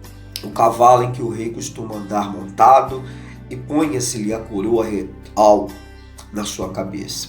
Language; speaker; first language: Portuguese; native; Portuguese